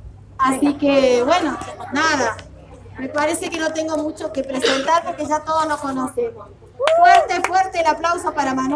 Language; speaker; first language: Spanish; native; Spanish